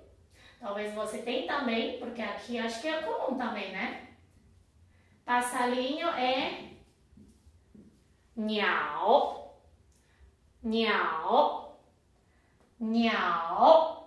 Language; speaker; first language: Portuguese; non-native, fluent; Chinese